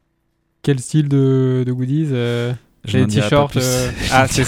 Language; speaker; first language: French; native; French